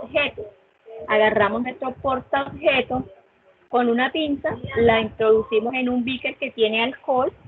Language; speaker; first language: Spanish; native; Spanish